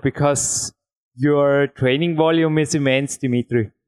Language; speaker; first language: English; non-native, fluent; German